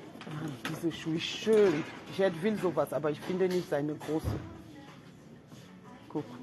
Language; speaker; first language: German; non-native, fluent; French